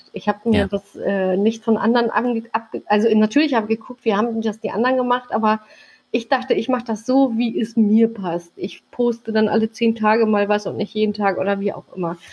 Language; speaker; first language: German; early bilingual, other home language; Turkish